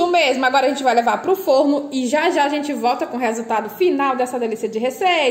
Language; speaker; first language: Portuguese; native; Portuguese